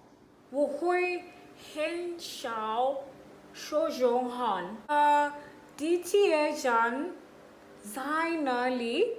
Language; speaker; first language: Chinese; non-native, learner; Tswana